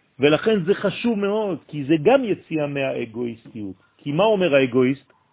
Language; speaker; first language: Hebrew; non-native, fluent; French